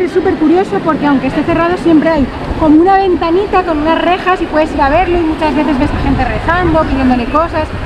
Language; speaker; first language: Spanish; native; Spanish